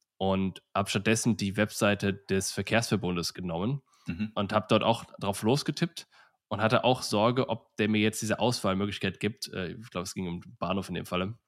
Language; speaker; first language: German; native; German